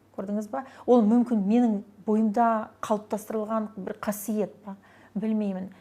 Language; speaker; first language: Kazakh; non-native, local second language; Russian